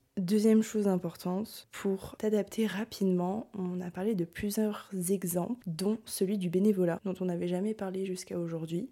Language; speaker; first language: French; native; French